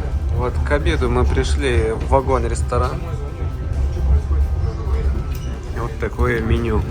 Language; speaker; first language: Russian; native; Russian